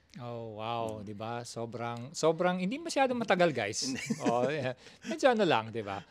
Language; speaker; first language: Filipino; native; Filipino